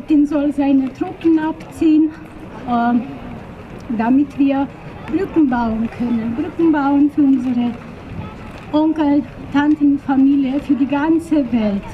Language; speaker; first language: German; non-native, learner; Ukrainian